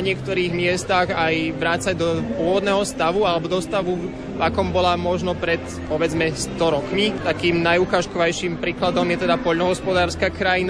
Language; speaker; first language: Slovak; native; Slovak